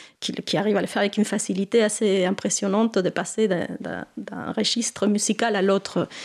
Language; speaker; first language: French; non-native, fluent; Spanish